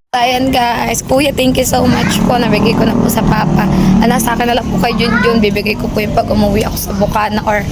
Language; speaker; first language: Filipino; native; Filipino